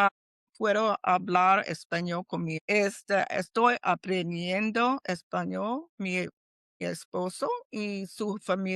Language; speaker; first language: Spanish; non-native, learner; English